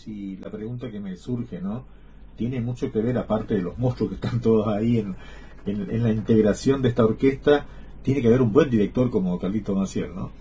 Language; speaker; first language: Spanish; native; Spanish